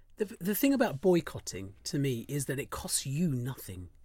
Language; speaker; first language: English; early bilingual, other home language; Hindi